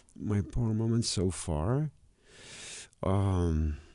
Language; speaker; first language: English; non-native, fluent; Romanian